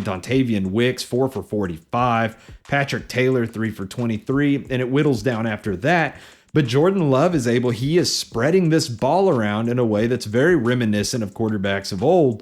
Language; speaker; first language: English; native; English